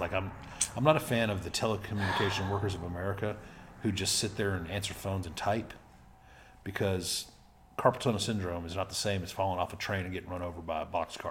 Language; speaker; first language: English; early bilingual, other home language; Spanish